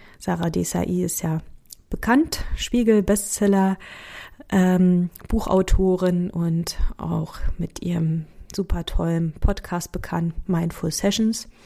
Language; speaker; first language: German; native; German